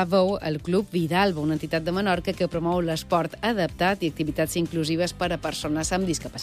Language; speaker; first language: Catalan; native; Catalan